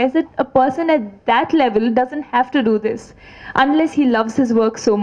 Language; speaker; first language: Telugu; non-native, fluent; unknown